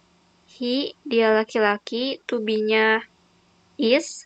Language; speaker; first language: English; non-native, learner; Indonesian